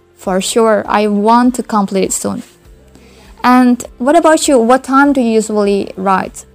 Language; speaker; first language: English; non-native, fluent; Indonesian